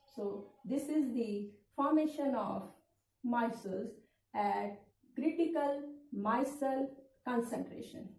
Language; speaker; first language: English; non-native, local second language; Punjabi